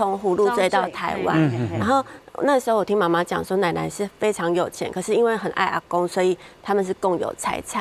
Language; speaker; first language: Chinese; native; Chinese